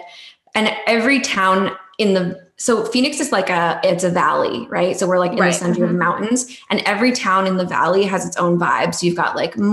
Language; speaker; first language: English; native; English